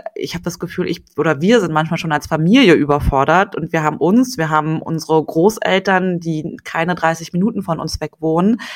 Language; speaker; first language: German; native; German